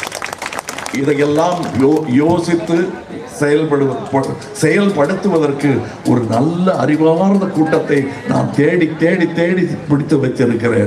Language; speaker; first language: Tamil; native; Tamil